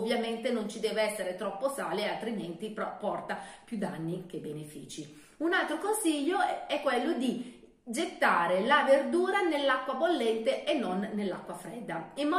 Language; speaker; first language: Italian; native; Italian